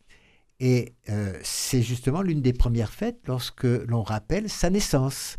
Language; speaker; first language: French; native; French